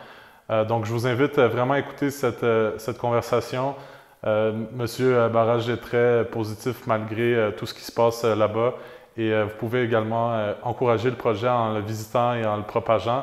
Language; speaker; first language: French; native; French